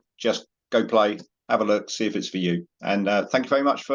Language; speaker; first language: English; native; English